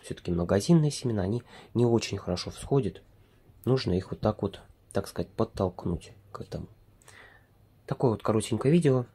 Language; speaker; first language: Russian; native; Russian